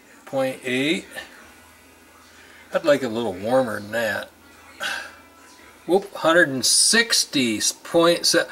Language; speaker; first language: English; native; English